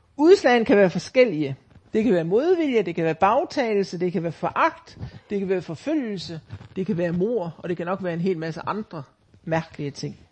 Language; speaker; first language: Danish; native; Danish